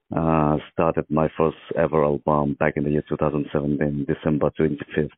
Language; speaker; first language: English; non-native, local second language; Mizo